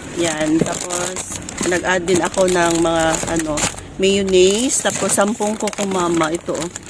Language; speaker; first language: Filipino; non-native, local second language; Cebuano